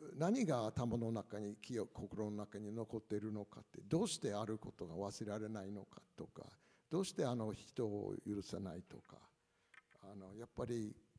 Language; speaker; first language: Japanese; non-native, fluent; English